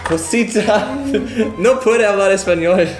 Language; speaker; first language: Spanish; non-native, learner; German